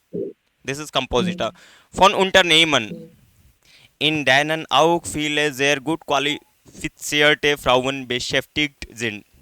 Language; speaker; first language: German; non-native, fluent; Hindi